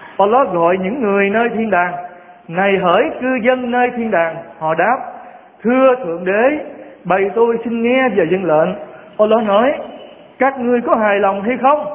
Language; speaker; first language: Vietnamese; non-native, local second language; Western Cham